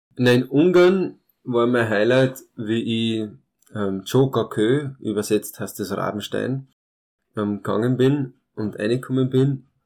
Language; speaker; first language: German; early bilingual, other home language; Hungarian